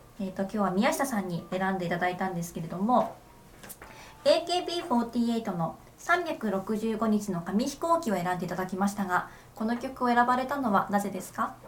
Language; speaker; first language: Japanese; native; Japanese